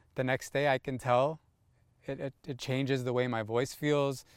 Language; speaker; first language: English; native; English